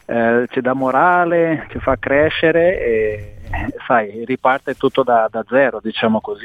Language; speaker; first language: Italian; non-native, fluent; Portuguese